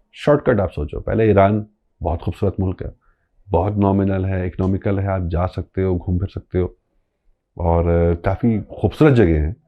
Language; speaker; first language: Urdu; non-native, local second language; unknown